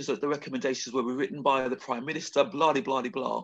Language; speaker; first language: English; native; English